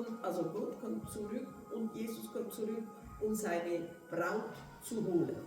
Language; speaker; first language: German; non-native, fluent; Portuguese